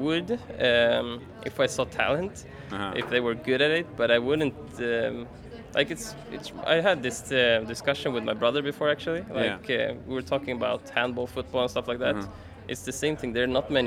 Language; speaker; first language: English; non-native, fluent; Swedish